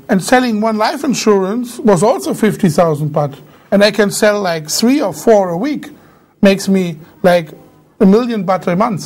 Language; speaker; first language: English; non-native, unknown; German